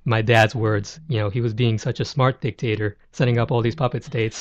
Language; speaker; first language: English; native; English